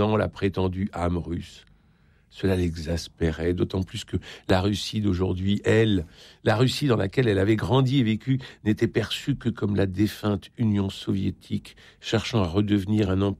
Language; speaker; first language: French; native; French